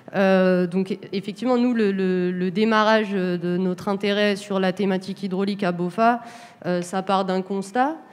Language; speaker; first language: French; native; French